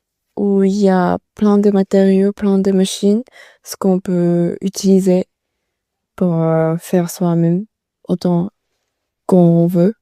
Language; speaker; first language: French; non-native, learner; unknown